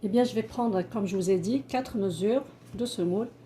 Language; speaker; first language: French; non-native, local second language; Arabic